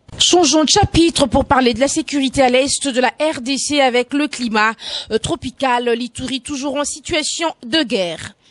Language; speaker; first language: French; non-native, local second language; Lingala